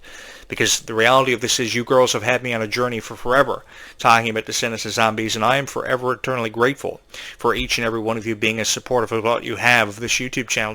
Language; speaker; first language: English; native; English